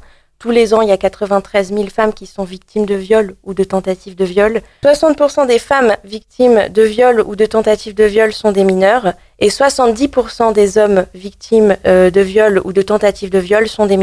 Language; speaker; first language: French; native; French